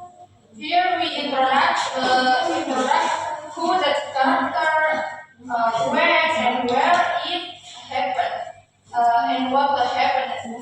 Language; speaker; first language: English; non-native, learner; Indonesian